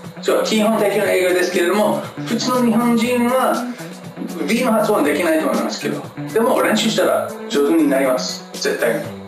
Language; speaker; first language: Japanese; non-native, fluent; English